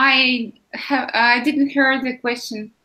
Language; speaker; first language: English; non-native, fluent; Russian